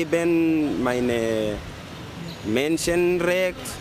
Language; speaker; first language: German; non-native, learner; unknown